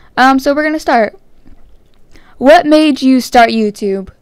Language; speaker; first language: English; native; English